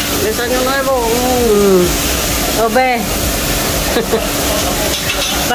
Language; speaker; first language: Spanish; non-native, learner; Filipino